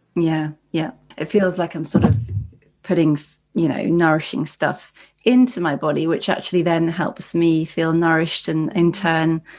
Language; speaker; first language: English; native; English